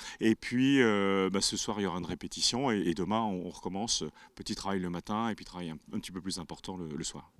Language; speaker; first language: French; native; French